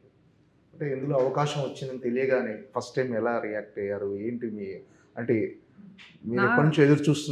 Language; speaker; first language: Telugu; native; Telugu